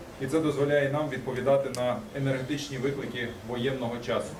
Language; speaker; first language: Ukrainian; native; Ukrainian